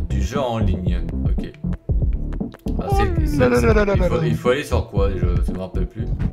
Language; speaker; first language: French; native; French